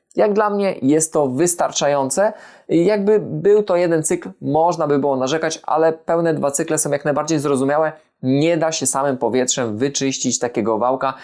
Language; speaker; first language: Polish; native; Polish